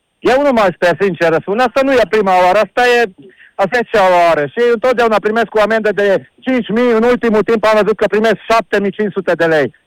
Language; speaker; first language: Romanian; non-native, local second language; Hungarian